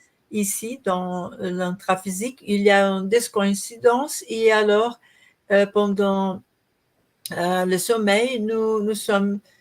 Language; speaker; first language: French; non-native, learner; Portuguese